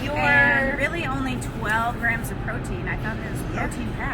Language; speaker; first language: English; native; English